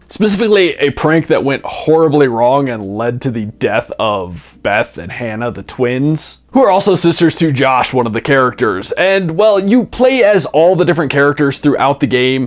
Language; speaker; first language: English; native; English